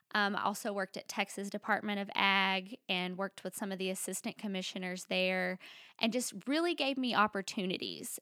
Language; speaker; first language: English; native; English